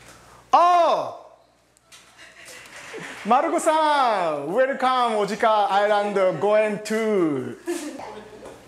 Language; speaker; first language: Japanese; non-native, learner; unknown